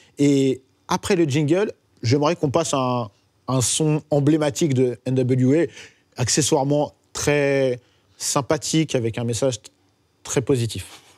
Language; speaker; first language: French; native; French